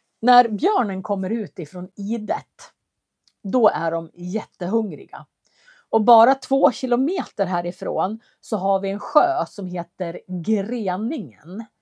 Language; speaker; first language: Swedish; native; Swedish